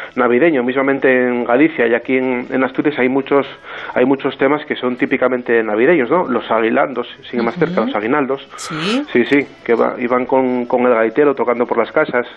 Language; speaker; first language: Spanish; non-native, local second language; Asturian